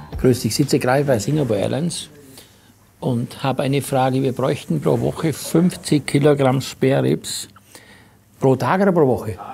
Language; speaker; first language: German; native; German